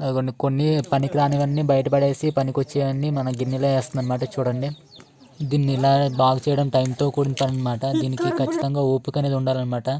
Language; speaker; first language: Telugu; non-native, local second language; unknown